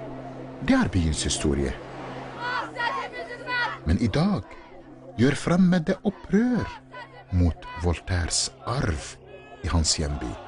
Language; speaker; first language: Norwegian; non-native, fluent; Arabic